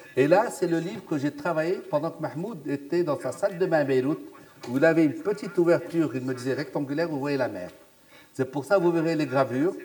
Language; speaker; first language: French; non-native, local second language; Arabic